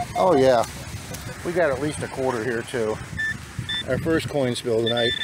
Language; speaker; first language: English; native; English